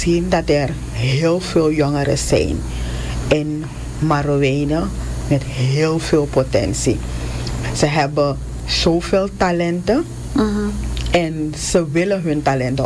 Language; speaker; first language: Dutch; non-native, local second language; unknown